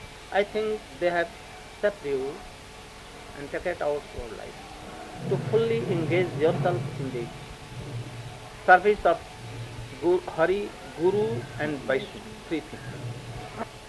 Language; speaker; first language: English; non-native, local second language; Hindi